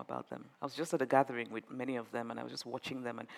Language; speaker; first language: English; non-native, local second language; Igbo